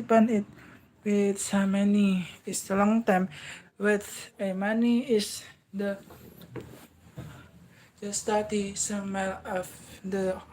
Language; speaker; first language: English; non-native, learner; Indonesian